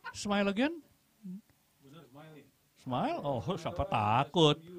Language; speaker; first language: English; non-native, fluent; Indonesian